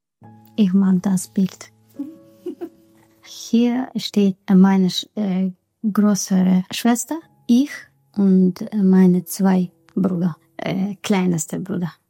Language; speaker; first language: German; non-native, learner; Russian